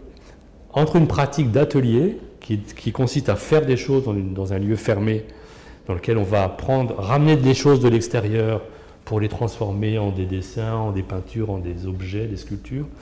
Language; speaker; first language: French; native; French